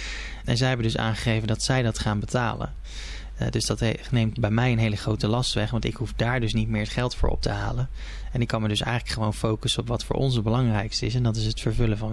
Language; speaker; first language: Dutch; native; Dutch